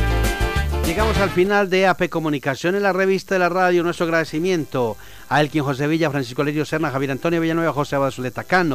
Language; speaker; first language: Spanish; native; Spanish